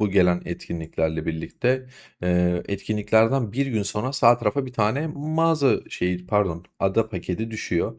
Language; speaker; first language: Turkish; native; Turkish